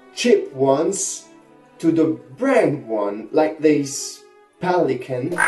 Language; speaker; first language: English; non-native, fluent; Italian